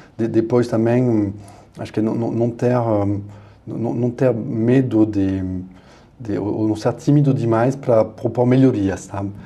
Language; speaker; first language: Portuguese; non-native, fluent; French